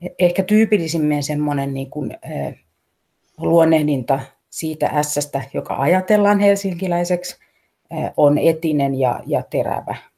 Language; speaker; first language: Finnish; native; Finnish